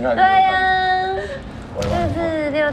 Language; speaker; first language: Chinese; native; Chinese